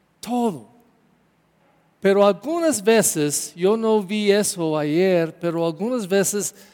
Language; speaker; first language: Spanish; non-native, learner; English